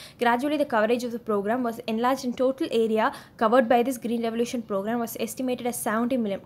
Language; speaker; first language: English; non-native, local second language; Tamil